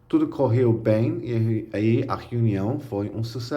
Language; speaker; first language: Portuguese; non-native, fluent; English